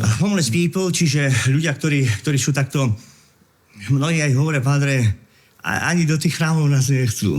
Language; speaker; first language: Slovak; native; Slovak